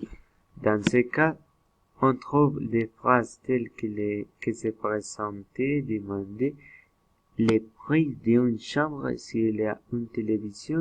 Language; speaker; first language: French; non-native, learner; Spanish